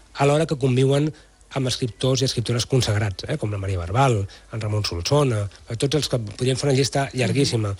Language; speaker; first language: Catalan; native; Catalan